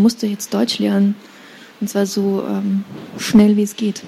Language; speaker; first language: German; early bilingual, other home language; Russian